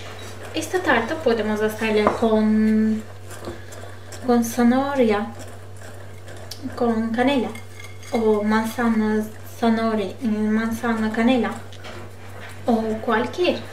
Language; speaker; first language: Spanish; non-native, learner; Turkish